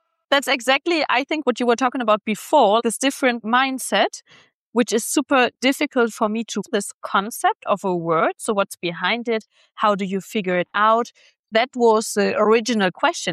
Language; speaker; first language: English; non-native, fluent; German